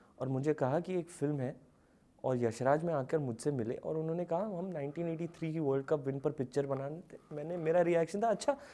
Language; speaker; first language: Hindi; native; Hindi